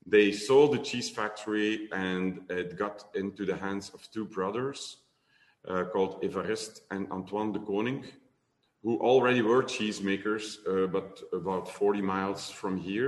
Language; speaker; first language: English; non-native, fluent; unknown